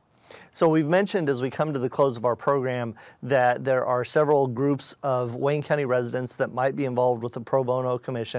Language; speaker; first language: English; native; English